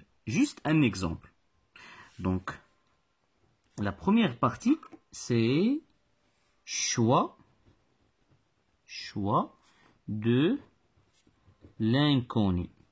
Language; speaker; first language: French; non-native, local second language; Arabic